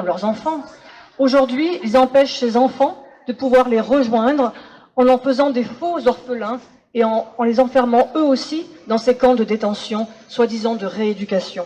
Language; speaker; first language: French; native; French